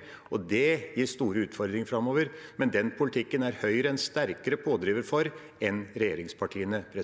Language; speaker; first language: Norwegian; native; Norwegian